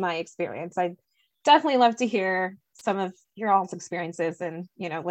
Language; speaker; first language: English; native; English